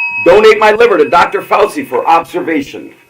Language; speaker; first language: English; native; English